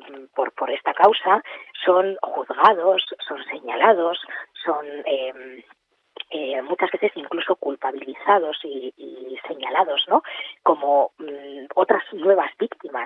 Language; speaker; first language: Spanish; native; Spanish